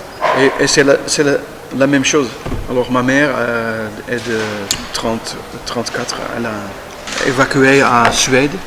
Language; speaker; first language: French; non-native, learner; Dutch